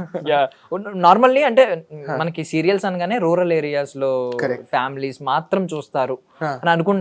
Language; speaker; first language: Telugu; native; Telugu